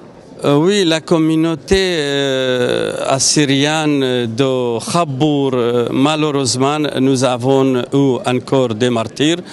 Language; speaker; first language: French; non-native, fluent; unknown